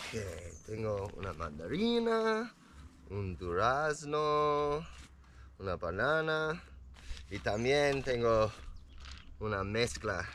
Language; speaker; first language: Spanish; non-native, fluent; English